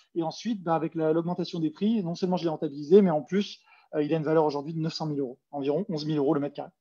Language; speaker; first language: French; native; French